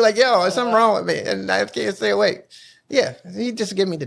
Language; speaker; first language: English; native; English